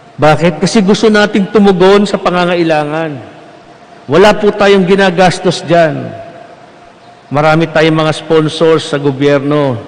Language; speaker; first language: Filipino; native; Filipino